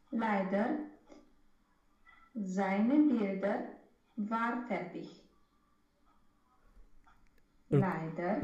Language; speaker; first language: German; non-native, learner; Romanian